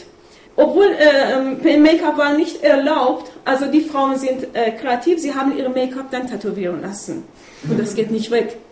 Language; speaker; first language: German; non-native, fluent; Persian